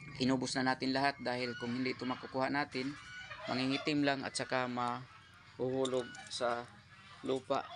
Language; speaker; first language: Filipino; non-native, local second language; Cebuano